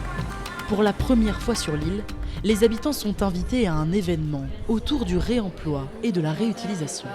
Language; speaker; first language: French; native; French